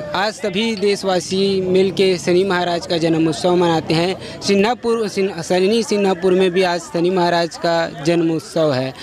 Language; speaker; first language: Hindi; native; Hindi